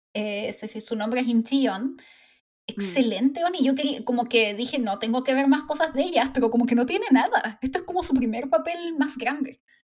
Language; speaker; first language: Spanish; native; Spanish